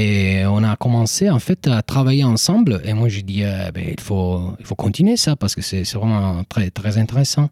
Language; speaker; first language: French; non-native, fluent; Italian